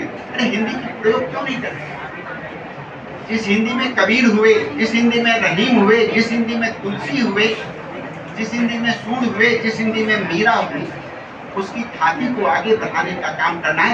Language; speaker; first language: Hindi; native; Hindi